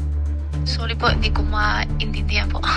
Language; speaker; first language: Filipino; non-native, learner; Chinese